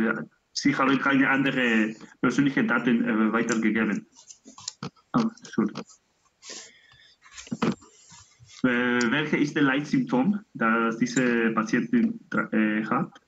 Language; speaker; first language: German; non-native, learner; Spanish